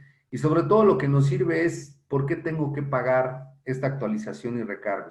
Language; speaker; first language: Spanish; native; Spanish